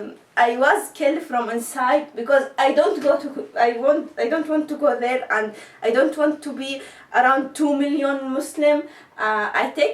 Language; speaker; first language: English; non-native, learner; Arabic